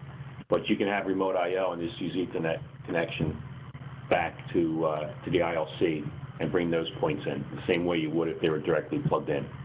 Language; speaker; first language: English; native; English